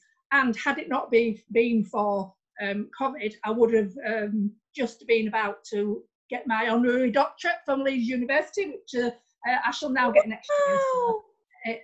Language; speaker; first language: English; native; English